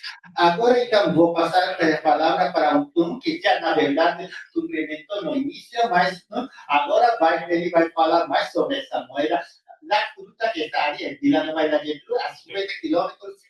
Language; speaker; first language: Portuguese; non-native, fluent; Japanese